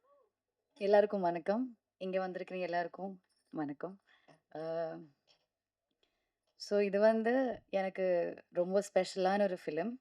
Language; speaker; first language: Tamil; non-native, learner; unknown